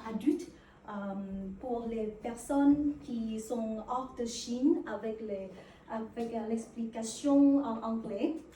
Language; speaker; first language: French; non-native, learner; Vietnamese